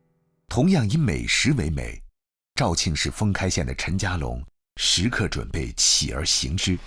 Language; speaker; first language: Chinese; native; Chinese